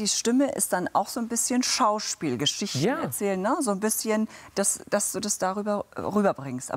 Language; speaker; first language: German; native; German